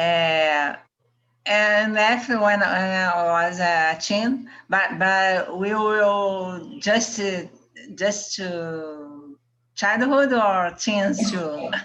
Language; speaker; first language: English; non-native, learner; Portuguese